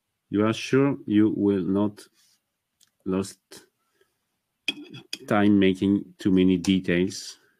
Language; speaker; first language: English; non-native, fluent; French